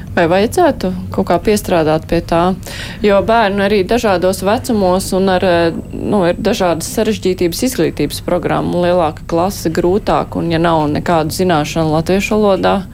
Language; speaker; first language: Latvian; native; Latvian